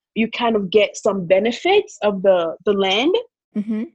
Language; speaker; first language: English; early bilingual, other home language; Kongo